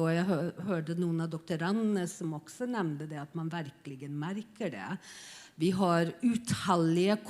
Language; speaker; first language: Swedish; non-native, fluent; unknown